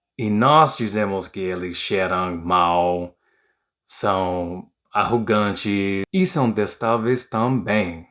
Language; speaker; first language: Portuguese; non-native, learner; English